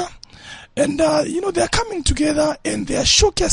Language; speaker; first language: English; non-native, local second language; Shona